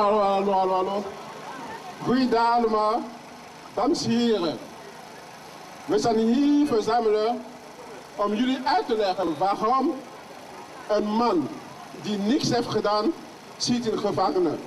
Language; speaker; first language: Dutch; non-native, learner; French